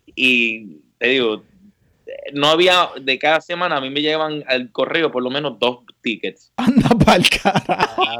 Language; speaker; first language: Spanish; native; Spanish